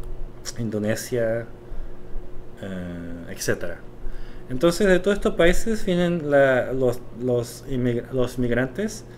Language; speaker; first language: Spanish; non-native, fluent; Korean